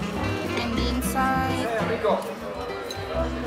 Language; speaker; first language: English; non-native, fluent; Indonesian